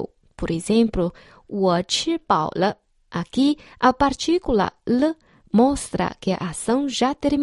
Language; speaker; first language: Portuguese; non-native, fluent; Chinese